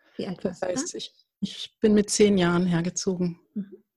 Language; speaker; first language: German; early bilingual, other home language; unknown